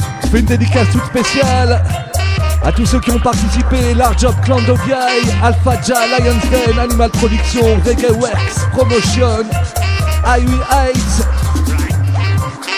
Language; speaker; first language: French; native; French